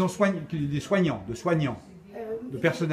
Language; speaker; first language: French; native; French